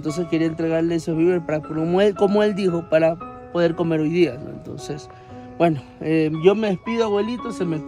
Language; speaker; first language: Spanish; native; Spanish